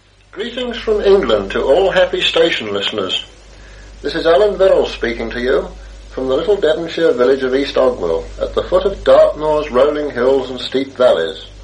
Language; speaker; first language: English; native; English